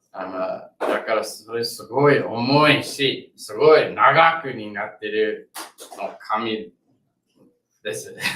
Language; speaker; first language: Japanese; non-native, learner; English